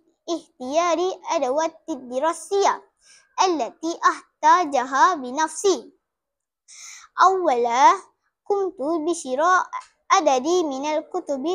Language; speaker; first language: Arabic; non-native, learner; Malay